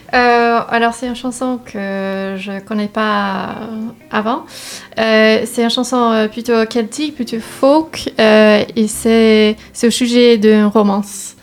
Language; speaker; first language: French; non-native, learner; English